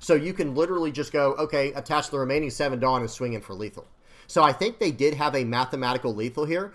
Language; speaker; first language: English; native; English